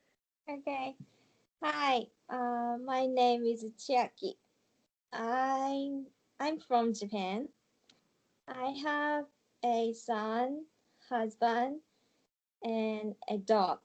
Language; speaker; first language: English; non-native, learner; Japanese